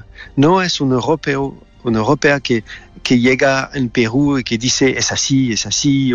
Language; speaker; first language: Spanish; non-native, fluent; French